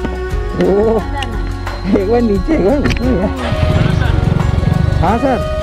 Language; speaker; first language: Hindi; non-native, local second language; Bangla